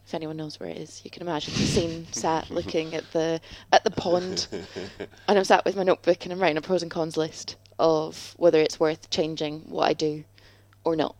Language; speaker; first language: English; native; English